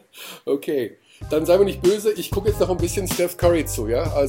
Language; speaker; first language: German; native; German